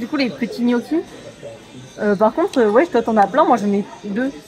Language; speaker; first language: French; native; French